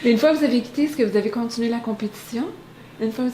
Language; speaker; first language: French; native; French